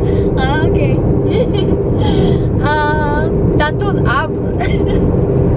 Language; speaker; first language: Spanish; early bilingual, heritage; Spanish